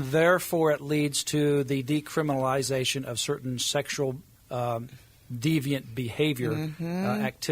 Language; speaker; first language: English; native; English